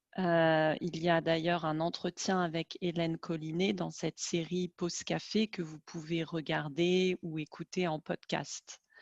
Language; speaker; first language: French; native; French